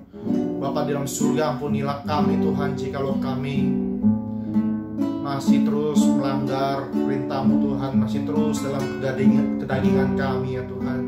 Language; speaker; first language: Indonesian; native; Indonesian